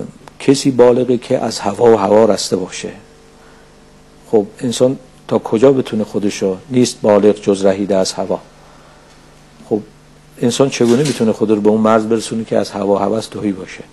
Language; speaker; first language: Persian; native; Persian